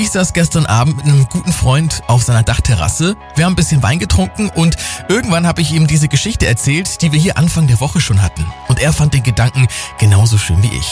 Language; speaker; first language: German; native; German